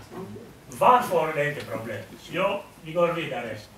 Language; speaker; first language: Swedish; non-native, fluent; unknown